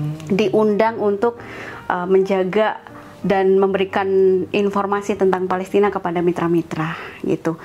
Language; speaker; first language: Indonesian; native; Indonesian